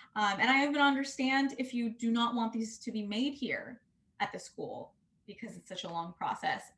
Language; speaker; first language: English; native; English